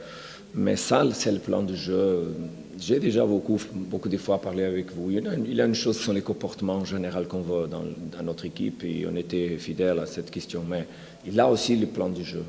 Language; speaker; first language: French; non-native, fluent; Portuguese